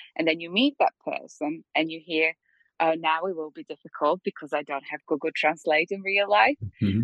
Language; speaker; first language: English; non-native, fluent; Polish